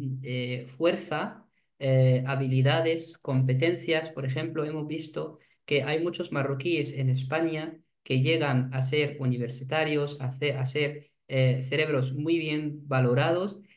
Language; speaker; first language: Spanish; non-native, fluent; Arabic